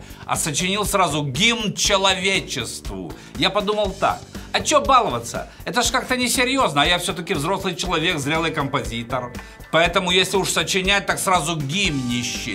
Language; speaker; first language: Russian; native; Russian